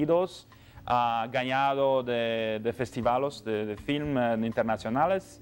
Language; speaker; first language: Spanish; non-native, learner; Romanian